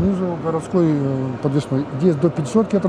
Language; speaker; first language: Russian; native; Russian